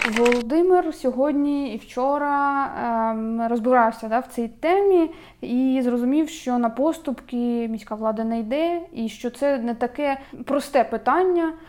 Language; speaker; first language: Ukrainian; native; Ukrainian